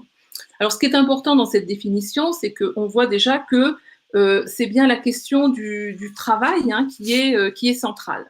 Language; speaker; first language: French; native; French